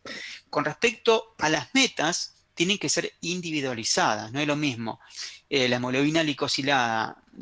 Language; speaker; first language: Spanish; native; Spanish